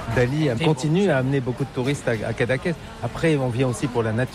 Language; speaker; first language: French; native; French